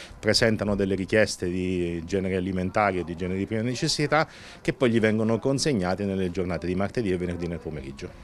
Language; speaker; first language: Italian; native; Italian